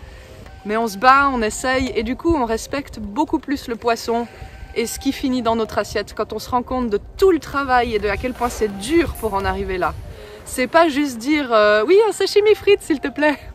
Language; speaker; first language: French; native; French